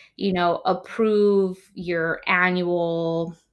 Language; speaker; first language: English; native; English